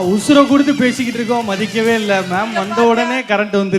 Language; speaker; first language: Tamil; native; Tamil